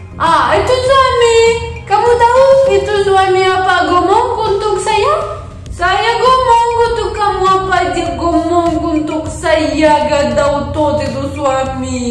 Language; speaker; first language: Indonesian; non-native, learner; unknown